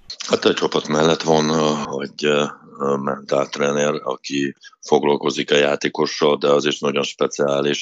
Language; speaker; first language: Hungarian; non-native, fluent; Russian